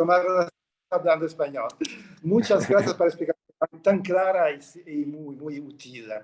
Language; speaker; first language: Spanish; non-native, learner; Italian